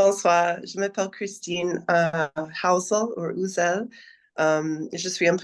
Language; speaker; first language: French; non-native, learner; English